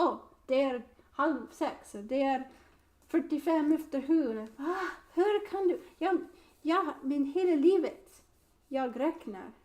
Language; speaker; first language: Swedish; non-native, learner; English